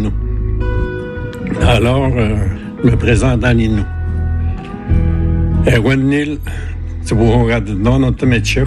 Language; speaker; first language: French; non-native, fluent; Innu-aimun